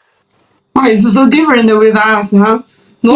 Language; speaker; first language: English; non-native, fluent; Chinese